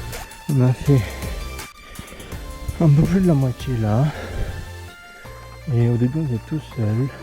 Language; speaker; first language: French; native; French